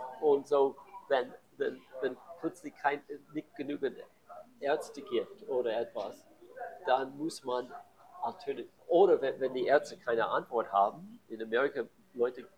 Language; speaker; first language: German; non-native, learner; English